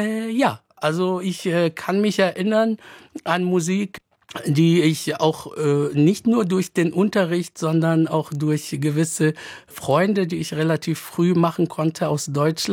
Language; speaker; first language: German; non-native, fluent; Arabic